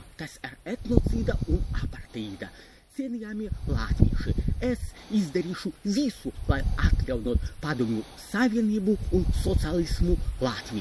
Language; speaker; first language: Latvian; non-native, local second language; Russian